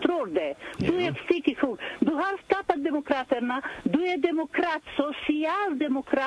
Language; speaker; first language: Swedish; non-native, fluent; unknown